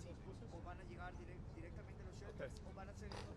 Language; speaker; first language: Spanish; native; Spanish